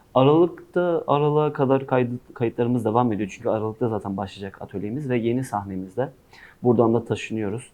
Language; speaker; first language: Turkish; non-native, local second language; Kurdish